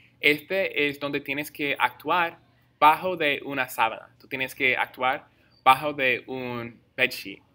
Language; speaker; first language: Spanish; non-native, fluent; English